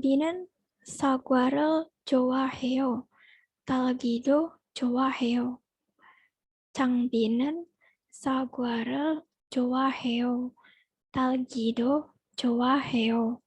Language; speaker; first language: Korean; non-native, learner; Indonesian